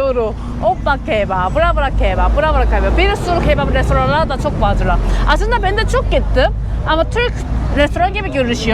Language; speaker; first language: Turkish; non-native, learner; Korean